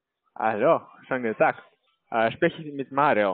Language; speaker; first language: German; non-native, learner; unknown